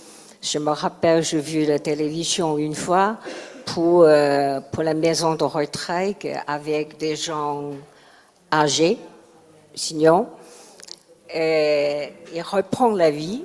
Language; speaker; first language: French; non-native, learner; Chinese